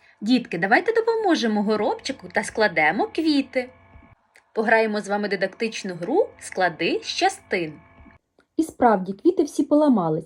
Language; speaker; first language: Ukrainian; native; Ukrainian